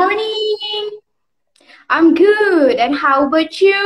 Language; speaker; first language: English; non-native, learner; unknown